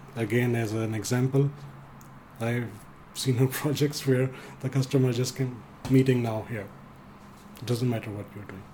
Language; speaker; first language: English; non-native, fluent; Danish